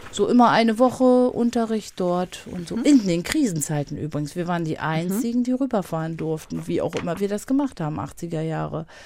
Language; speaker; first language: German; native; German